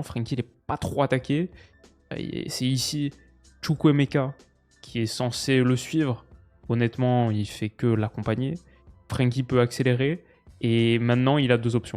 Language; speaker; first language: French; native; French